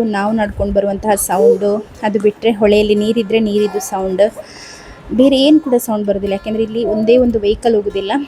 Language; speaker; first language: Kannada; native; Kannada